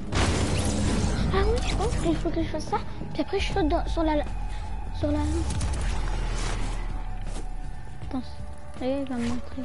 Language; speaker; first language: French; native; French